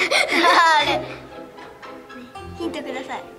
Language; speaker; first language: Japanese; native; Japanese